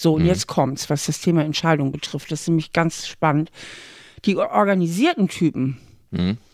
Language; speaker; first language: German; native; German